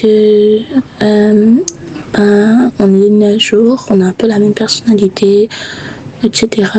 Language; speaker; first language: French; native; French